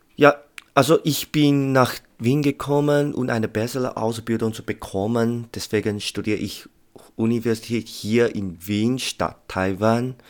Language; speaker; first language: German; non-native, learner; Chinese